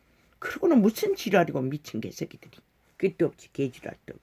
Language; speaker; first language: Korean; native; Korean